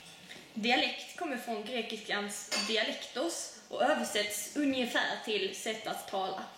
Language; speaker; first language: Swedish; native; Swedish